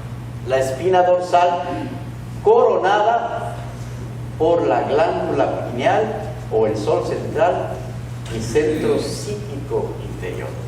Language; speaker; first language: Spanish; native; Spanish